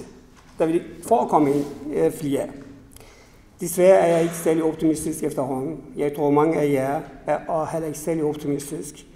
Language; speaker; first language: Danish; non-native, fluent; Kurdish